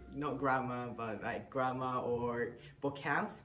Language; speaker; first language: English; non-native, fluent; Japanese